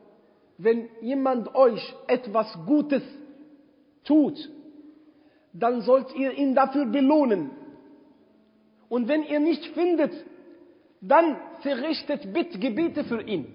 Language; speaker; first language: German; non-native, fluent; Arabic